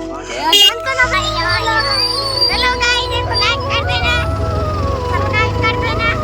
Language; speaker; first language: Hindi; non-native, local second language; Bangla